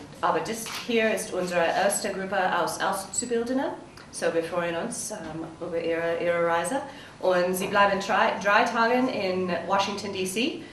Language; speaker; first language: German; non-native, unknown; English